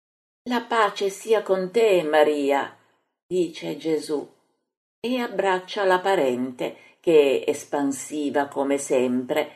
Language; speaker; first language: Italian; native; Italian